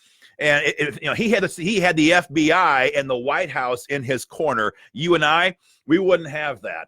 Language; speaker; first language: English; native; English